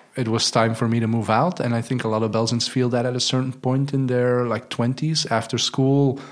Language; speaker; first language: English; non-native, fluent; Dutch